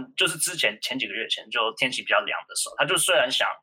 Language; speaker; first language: Chinese; early bilingual, heritage; Chinese